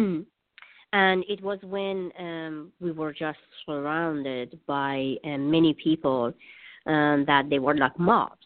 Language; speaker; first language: English; non-native, fluent; Persian